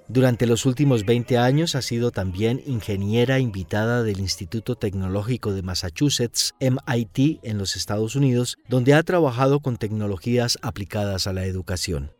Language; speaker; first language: Spanish; native; Spanish